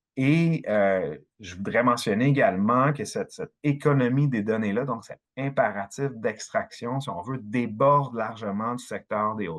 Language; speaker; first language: French; native; French